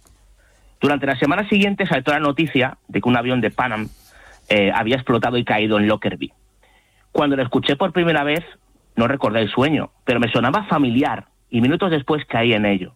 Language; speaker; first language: Spanish; native; Spanish